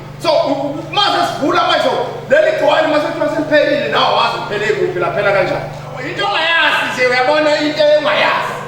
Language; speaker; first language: Zulu; native; Zulu